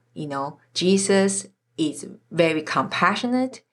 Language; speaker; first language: English; non-native, fluent; Chinese